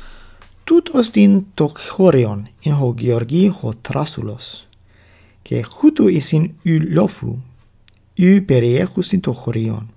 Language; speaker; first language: Greek; non-native, learner; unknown